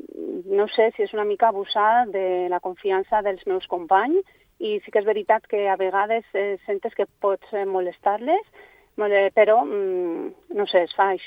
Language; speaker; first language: Catalan; non-native, local second language; Spanish